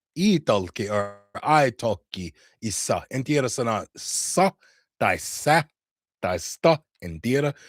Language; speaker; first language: Finnish; non-native, learner; English